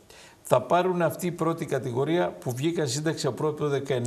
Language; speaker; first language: Greek; native; Greek